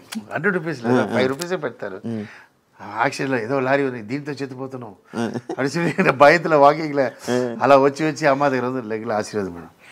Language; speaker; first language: Telugu; non-native, local second language; Tamil